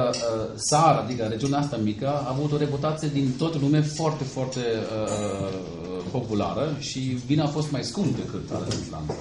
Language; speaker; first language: Romanian; non-native, fluent; German